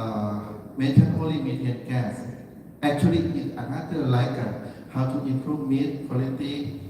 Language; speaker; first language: English; non-native, learner; Thai